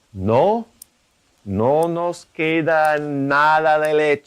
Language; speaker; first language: Spanish; non-native, fluent; English